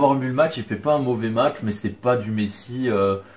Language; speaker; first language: French; native; French